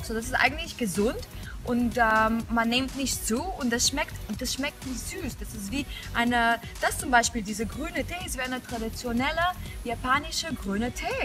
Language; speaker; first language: German; non-native, fluent; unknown